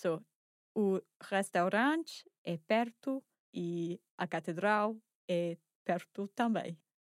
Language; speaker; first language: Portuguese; non-native, learner; English